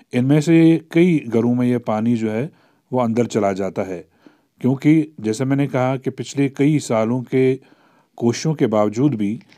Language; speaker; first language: Urdu; non-native, local second language; Kashmiri